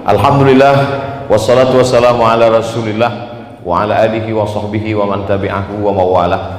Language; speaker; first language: Indonesian; native; Indonesian